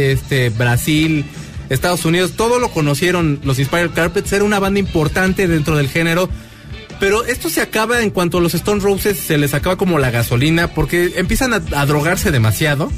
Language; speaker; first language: Spanish; native; Spanish